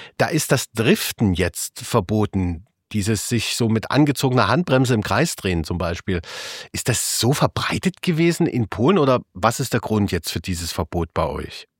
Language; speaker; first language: German; native; German